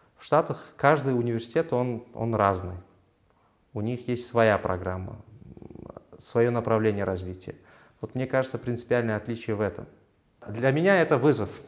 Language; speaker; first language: Russian; non-native, local second language; Uzbek